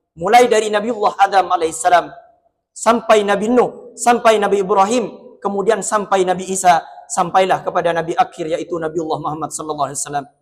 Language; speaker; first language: Malay; non-native, local second language; Madurese